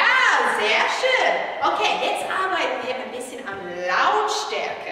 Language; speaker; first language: German; non-native, fluent; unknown